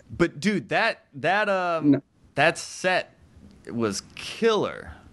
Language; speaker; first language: English; native; English